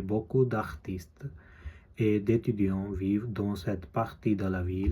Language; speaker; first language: French; non-native, learner; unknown